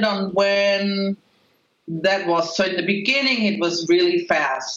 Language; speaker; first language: English; non-native, fluent; Spanish